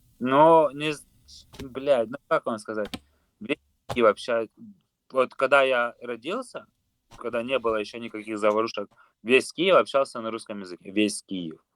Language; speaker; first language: Russian; non-native, local second language; Ukrainian